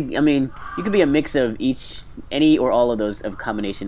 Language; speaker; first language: English; native; English